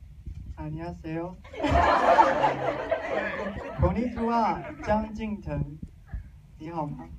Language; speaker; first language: Japanese; non-native, learner; Chinese